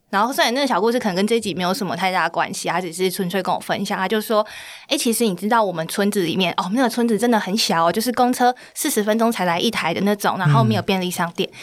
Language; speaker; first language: Chinese; native; Chinese